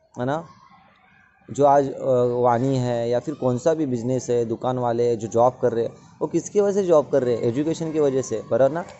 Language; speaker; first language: Hindi; non-native, local second language; Marathi